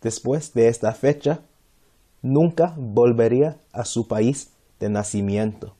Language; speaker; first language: Spanish; non-native, fluent; English